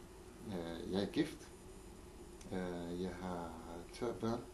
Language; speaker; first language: Danish; non-native, fluent; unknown